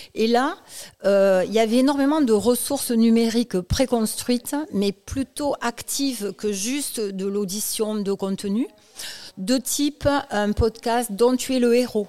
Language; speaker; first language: French; native; French